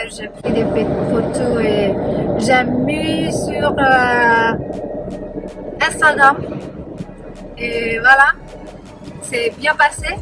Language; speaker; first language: French; non-native, learner; Punjabi